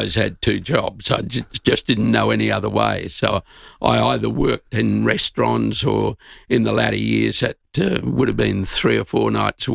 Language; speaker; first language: English; native; English